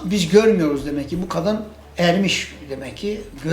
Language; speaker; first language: Turkish; native; Turkish